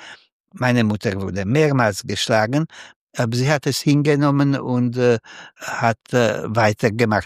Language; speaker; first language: German; non-native, fluent; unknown